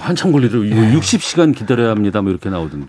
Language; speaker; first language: Korean; native; Korean